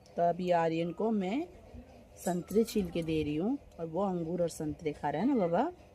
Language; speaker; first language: Hindi; non-native, local second language; Bangla